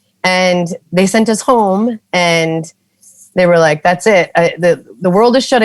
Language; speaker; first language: English; native; English